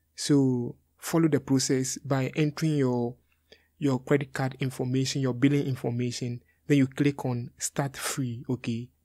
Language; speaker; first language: English; non-native, local second language; Akan